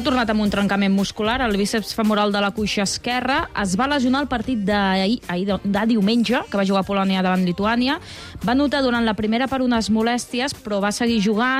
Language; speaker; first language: Catalan; native; Catalan